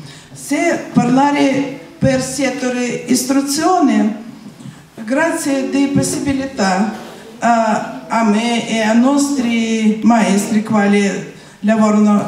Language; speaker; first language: Italian; non-native, learner; Russian